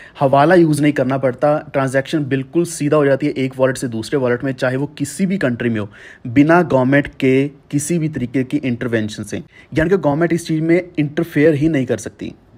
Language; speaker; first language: Hindi; native; Hindi